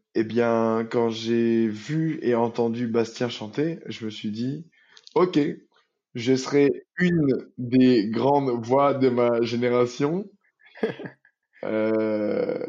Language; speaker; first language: French; native; French